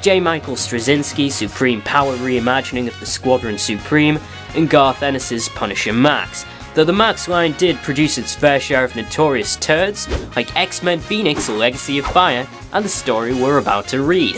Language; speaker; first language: English; native; English